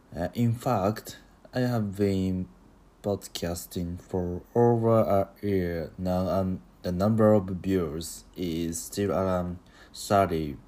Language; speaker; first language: English; non-native, learner; Japanese